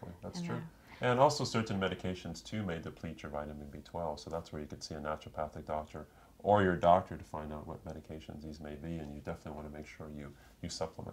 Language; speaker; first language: English; native; English